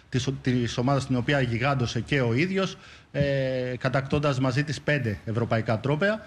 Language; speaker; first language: Greek; native; Greek